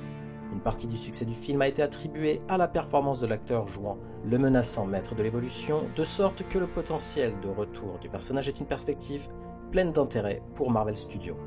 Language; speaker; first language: French; native; French